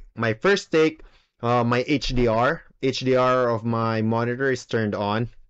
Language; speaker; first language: English; non-native, local second language; Filipino